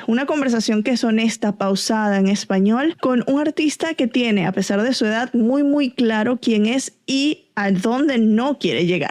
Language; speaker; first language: Spanish; native; Spanish